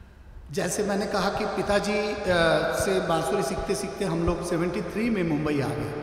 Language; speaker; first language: Hindi; native; Hindi